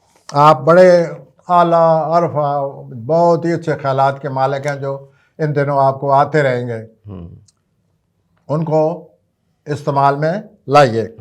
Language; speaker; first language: Urdu; native; Urdu